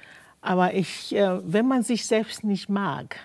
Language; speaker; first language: German; non-native, fluent; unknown